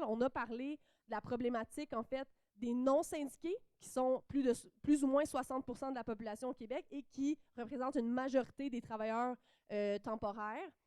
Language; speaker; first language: French; native; French